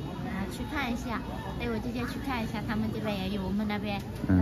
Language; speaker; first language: Chinese; non-native, fluent; Lao